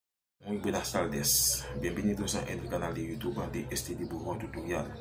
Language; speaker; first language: Spanish; non-native, learner; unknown